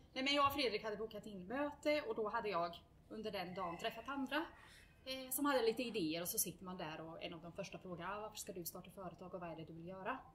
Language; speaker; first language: Swedish; early bilingual, other home language; Bosnian